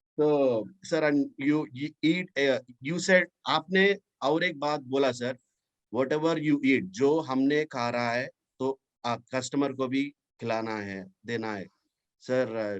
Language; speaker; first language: Hindi; non-native, local second language; Telugu